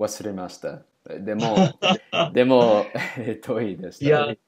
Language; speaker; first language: Japanese; non-native, learner; English